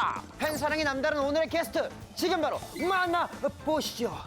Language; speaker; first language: Korean; native; Korean